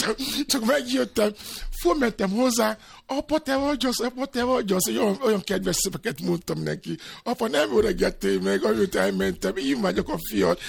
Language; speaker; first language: Hungarian; non-native, fluent; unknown